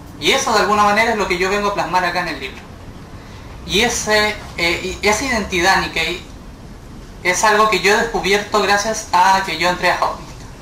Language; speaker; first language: Spanish; native; Spanish